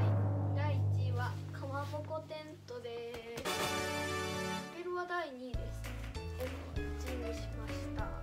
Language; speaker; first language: Japanese; native; Japanese